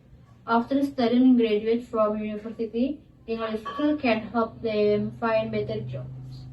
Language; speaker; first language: English; non-native, learner; Indonesian